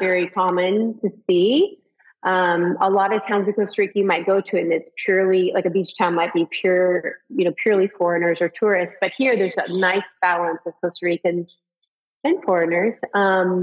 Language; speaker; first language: English; native; English